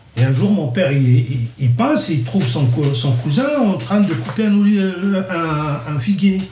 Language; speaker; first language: French; non-native, local second language; Kabyle